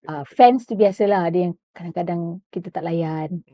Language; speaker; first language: Malay; native; Malay